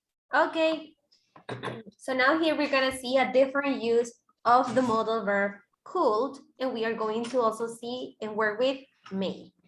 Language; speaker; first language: English; non-native, fluent; Spanish